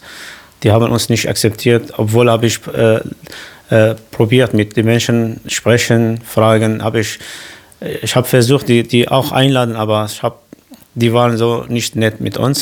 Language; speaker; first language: German; non-native, learner; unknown